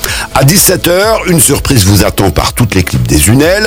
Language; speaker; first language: French; native; French